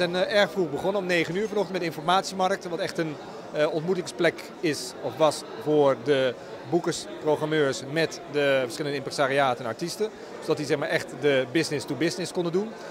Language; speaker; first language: Dutch; native; Dutch